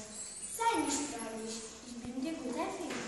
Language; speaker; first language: German; non-native, learner; Polish